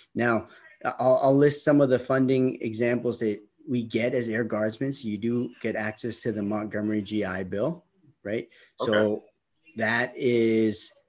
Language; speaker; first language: English; native; English